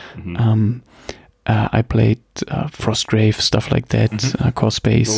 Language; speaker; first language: English; non-native, fluent; German